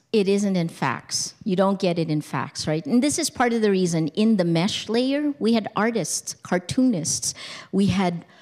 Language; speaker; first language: English; early bilingual, other home language; Filipino